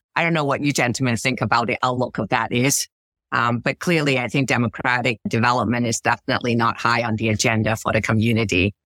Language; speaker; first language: English; early bilingual, other home language; Cantonese